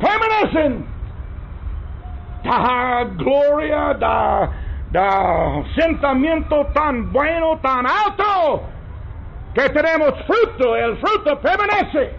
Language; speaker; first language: Spanish; non-native, fluent; English